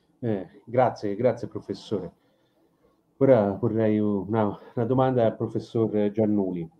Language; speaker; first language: Italian; native; Italian